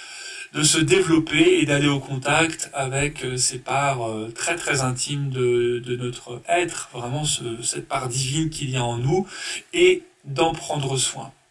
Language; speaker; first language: French; native; French